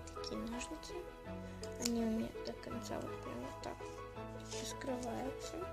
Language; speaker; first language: Russian; native; Russian